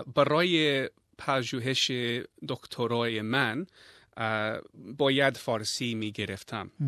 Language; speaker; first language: Persian; non-native, learner; English